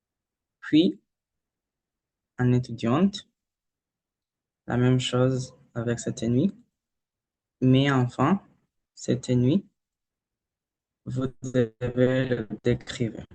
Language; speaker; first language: French; non-native, learner; Spanish